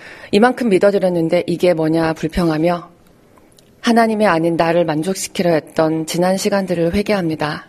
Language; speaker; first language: Korean; native; Korean